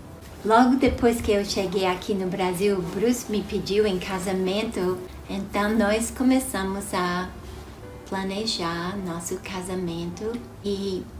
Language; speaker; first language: Portuguese; non-native, fluent; English